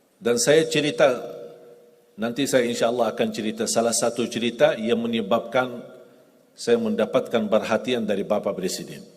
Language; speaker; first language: Indonesian; non-native, fluent; Arabic